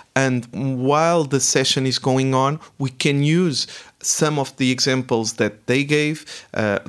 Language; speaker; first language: English; non-native, fluent; Portuguese